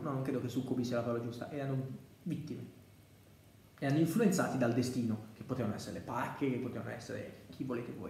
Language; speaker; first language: Italian; native; Italian